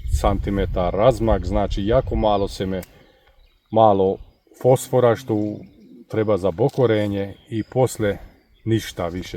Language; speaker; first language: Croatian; non-native, local second language; Hungarian